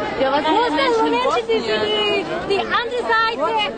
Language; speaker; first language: German; non-native, learner; Croatian